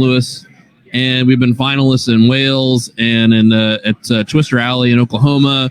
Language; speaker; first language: English; native; English